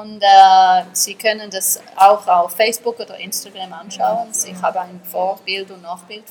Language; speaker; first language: German; early bilingual, heritage; German